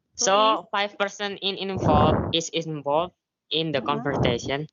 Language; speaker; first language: English; non-native, learner; Indonesian